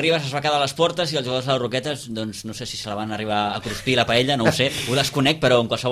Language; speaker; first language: Catalan; native; Catalan